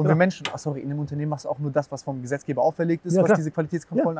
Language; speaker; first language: German; native; German